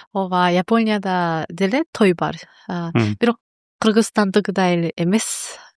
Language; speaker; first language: Kyrgyz; non-native, learner; Japanese